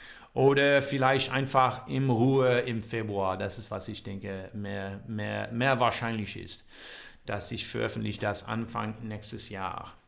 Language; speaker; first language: German; non-native, learner; English